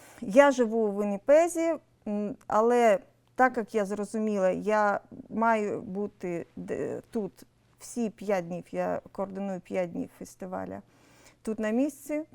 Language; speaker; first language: Ukrainian; non-native, local second language; Russian